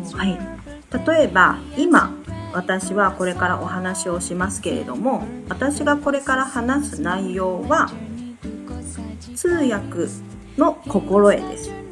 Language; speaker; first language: Japanese; non-native, fluent; Chinese